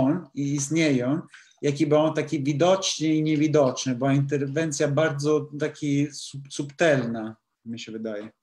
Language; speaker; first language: Polish; non-native, learner; Italian